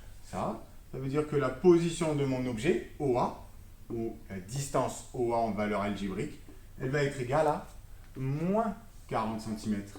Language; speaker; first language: French; native; French